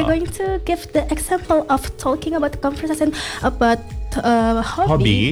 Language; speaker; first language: English; non-native, learner; Indonesian